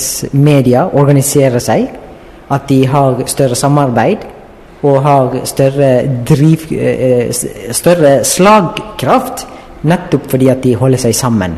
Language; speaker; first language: Norwegian; non-native, fluent; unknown